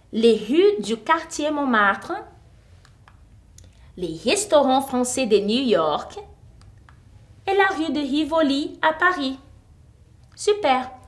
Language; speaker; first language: French; non-native, fluent; Portuguese